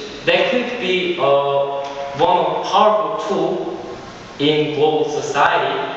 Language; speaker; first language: English; non-native, fluent; Korean